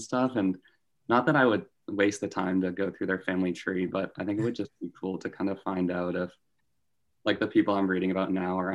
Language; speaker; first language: English; native; English